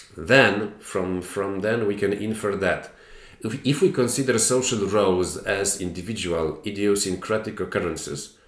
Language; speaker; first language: English; non-native, fluent; Polish